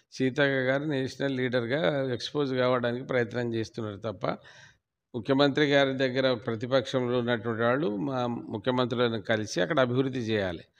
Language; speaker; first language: Telugu; non-native, local second language; Lambadi